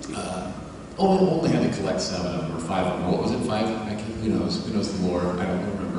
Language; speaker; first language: English; native; English